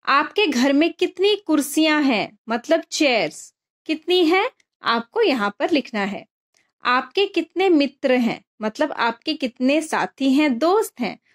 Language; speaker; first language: Hindi; non-native, local second language; Bangla